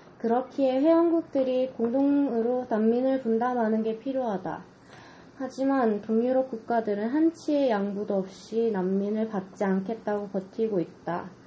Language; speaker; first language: Korean; native; Korean